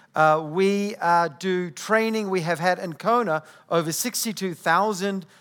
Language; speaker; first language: English; native; English